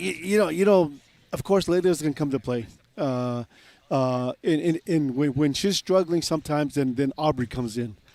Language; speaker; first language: English; native; English